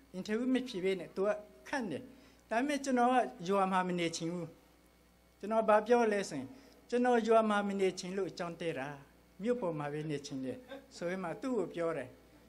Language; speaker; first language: Burmese; non-native, local second language; Hakha Chin